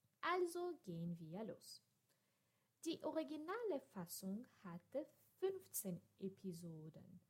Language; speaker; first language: German; non-native, fluent; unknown